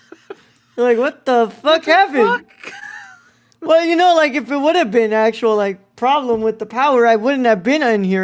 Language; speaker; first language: English; native; English